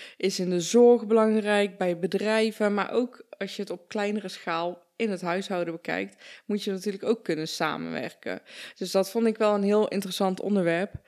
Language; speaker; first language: Dutch; early bilingual, other home language; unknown